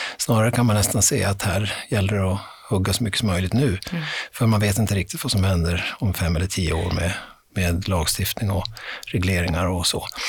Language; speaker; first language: Swedish; native; Swedish